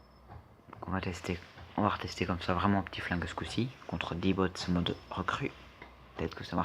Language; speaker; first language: French; native; French